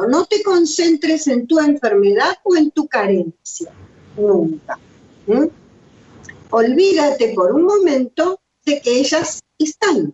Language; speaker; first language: Spanish; native; Spanish